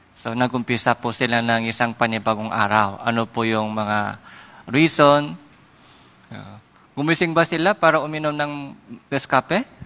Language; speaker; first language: Filipino; non-native, fluent; Korean